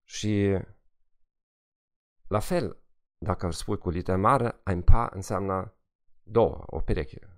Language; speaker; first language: Romanian; non-native, fluent; German